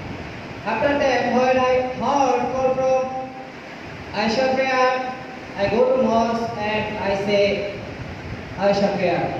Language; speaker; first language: English; non-native, learner; Bangla